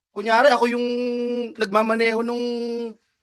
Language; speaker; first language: Filipino; native; Filipino